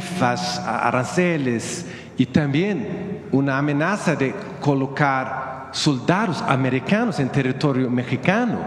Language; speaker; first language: Spanish; non-native, learner; Swedish